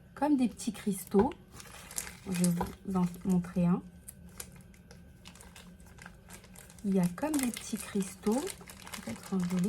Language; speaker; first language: French; native; French